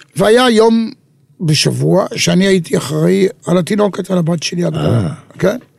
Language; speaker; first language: Hebrew; native; Hebrew